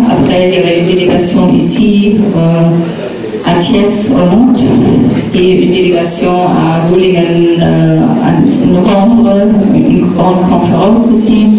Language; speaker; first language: French; non-native, fluent; German